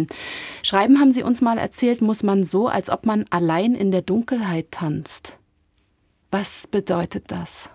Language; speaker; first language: German; native; German